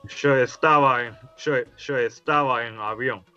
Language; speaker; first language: Spanish; non-native, learner; Japanese